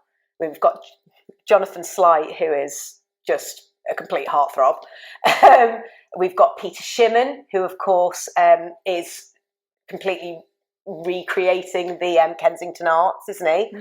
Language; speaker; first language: English; native; English